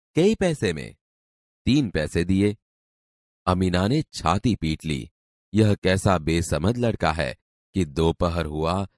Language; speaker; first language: Hindi; non-native, local second language; Gujarati